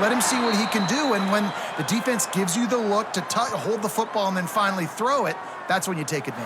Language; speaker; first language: English; native; English